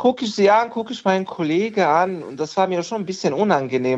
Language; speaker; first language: German; non-native, fluent; Bosnian